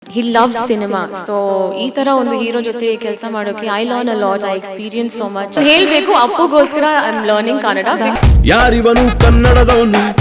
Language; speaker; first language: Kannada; non-native, learner; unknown